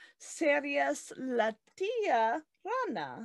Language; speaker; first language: Spanish; non-native, learner; English